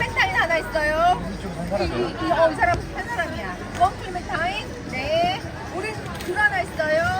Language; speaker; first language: Korean; non-native, learner; Filipino